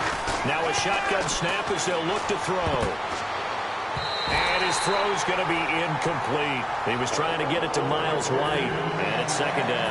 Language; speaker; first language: English; native; English